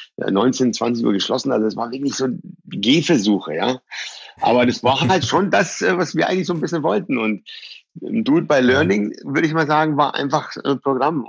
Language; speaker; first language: German; early bilingual, other home language; Persian